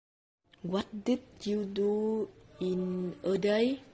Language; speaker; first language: English; non-native, learner; Vietnamese